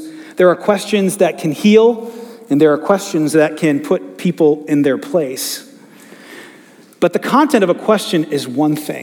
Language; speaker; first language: English; native; English